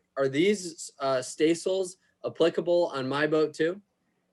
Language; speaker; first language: English; native; English